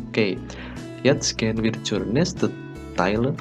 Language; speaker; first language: German; non-native, learner; Indonesian